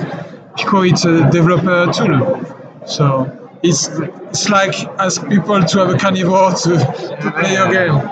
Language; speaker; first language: English; non-native, fluent; French